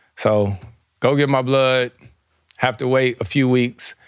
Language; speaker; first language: English; native; English